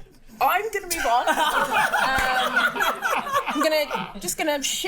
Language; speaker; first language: English; native; English